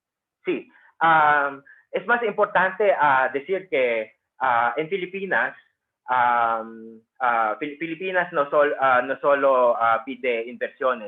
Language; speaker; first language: Spanish; non-native, fluent; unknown